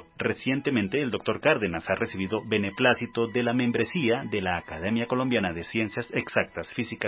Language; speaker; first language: Spanish; native; Spanish